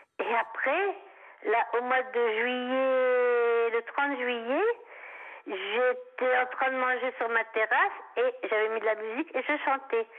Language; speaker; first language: French; native; French